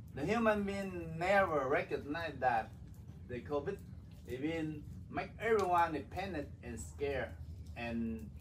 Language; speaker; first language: English; non-native, learner; Vietnamese